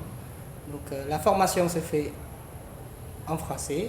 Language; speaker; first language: French; non-native, fluent; Khmer